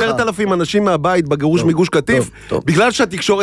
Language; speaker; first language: Hebrew; native; Hebrew